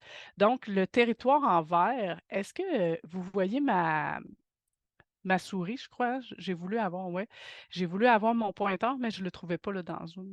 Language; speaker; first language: French; native; French